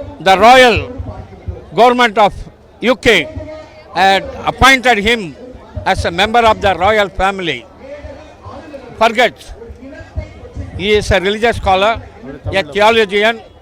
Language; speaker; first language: English; non-native, local second language; Tamil